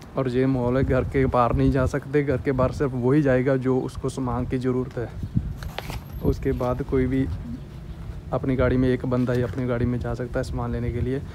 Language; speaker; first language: Hindi; non-native, local second language; Punjabi